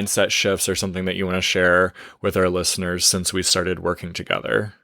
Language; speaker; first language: English; native; English